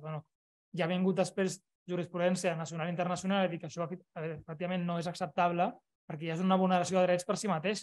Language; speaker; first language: Catalan; native; Catalan